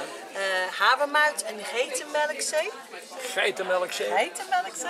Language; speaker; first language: Dutch; non-native, fluent; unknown